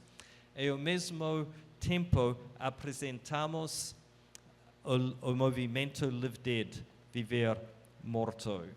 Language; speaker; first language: Portuguese; non-native, fluent; English